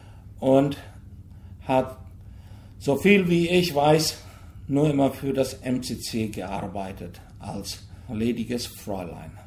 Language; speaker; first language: German; early bilingual, heritage; German